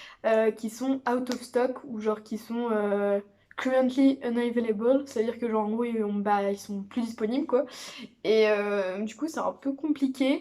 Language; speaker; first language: French; native; French